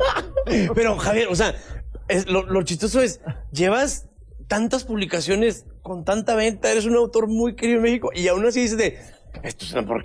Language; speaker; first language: Spanish; native; Spanish